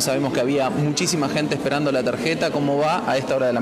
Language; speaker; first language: Spanish; native; Spanish